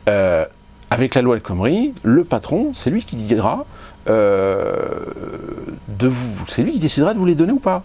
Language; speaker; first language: French; native; French